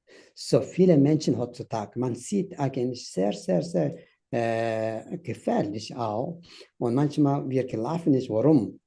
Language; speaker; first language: German; non-native, fluent; Tibetan